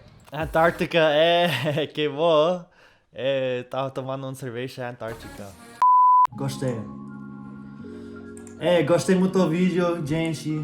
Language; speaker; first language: Portuguese; non-native, fluent; English